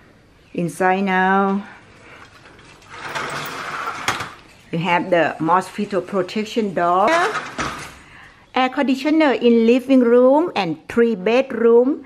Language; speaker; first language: English; non-native, learner; Thai